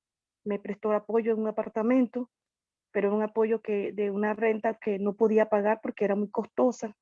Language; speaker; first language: Spanish; native; Spanish